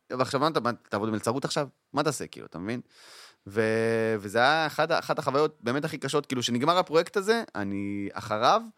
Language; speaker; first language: Hebrew; native; Hebrew